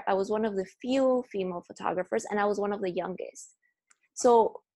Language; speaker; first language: English; non-native, fluent; Spanish